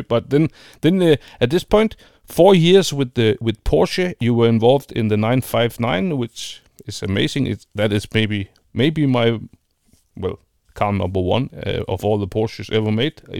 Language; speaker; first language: English; non-native, fluent; Danish